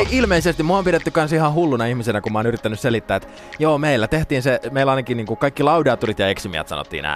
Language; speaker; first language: Finnish; native; Finnish